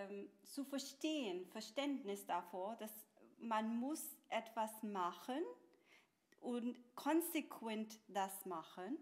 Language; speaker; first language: German; non-native, fluent; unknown